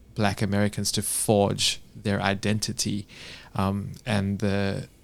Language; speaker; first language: English; native; English